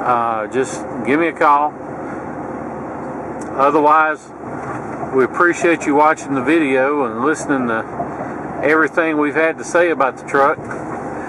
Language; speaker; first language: English; native; English